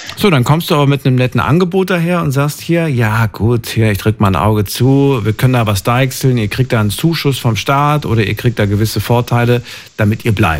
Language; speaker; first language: German; native; German